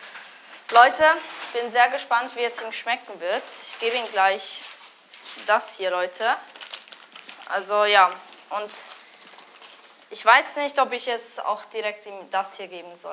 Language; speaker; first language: German; early bilingual, other home language; Hungarian